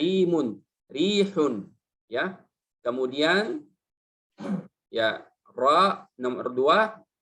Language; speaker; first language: Indonesian; native; Indonesian